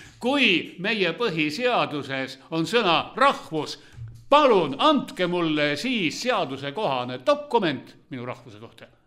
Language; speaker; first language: Estonian; non-native, local second language; Russian